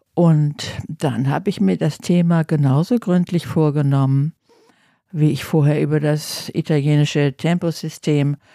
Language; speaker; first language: German; native; German